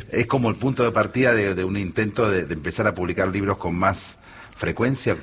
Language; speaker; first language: Spanish; native; Spanish